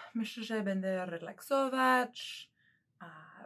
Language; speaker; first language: Polish; early bilingual, other home language; English